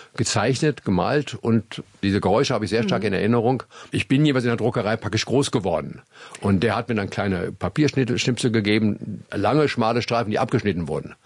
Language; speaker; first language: German; native; German